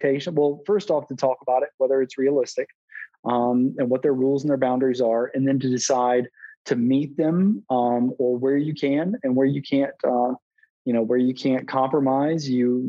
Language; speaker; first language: English; native; English